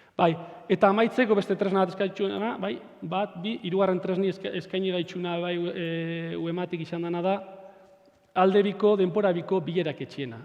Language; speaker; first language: Basque; native; Basque